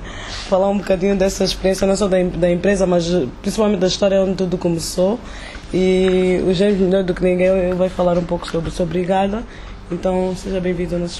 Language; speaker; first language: Portuguese; native; Portuguese